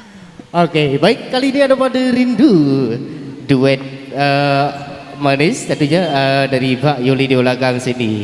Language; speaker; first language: Indonesian; non-native, local second language; Sasak